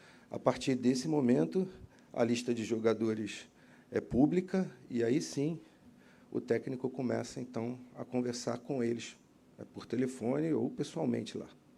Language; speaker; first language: Portuguese; native; Portuguese